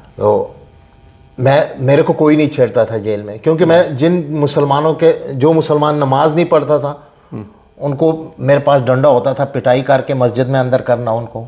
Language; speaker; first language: Urdu; non-native, local second language; Punjabi